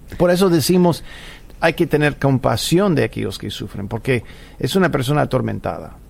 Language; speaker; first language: Spanish; non-native, fluent; English